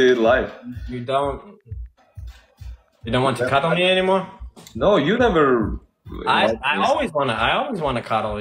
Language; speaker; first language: English; native; English